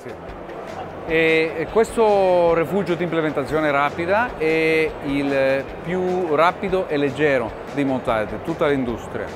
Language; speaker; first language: Italian; non-native, learner; Spanish